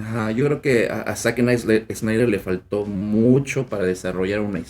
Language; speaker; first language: Spanish; native; Spanish